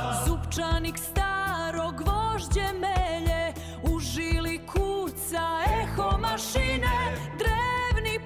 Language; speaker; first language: Serbian; native; Serbian